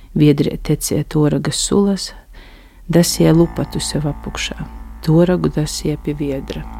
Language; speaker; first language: Latvian; native; Latvian